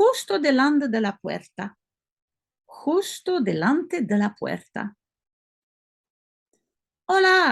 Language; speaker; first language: Spanish; non-native, learner; French